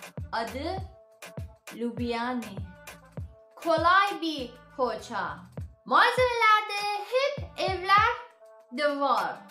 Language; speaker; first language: Turkish; non-native, learner; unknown